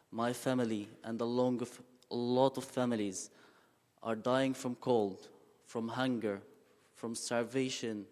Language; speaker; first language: English; non-native, fluent; Arabic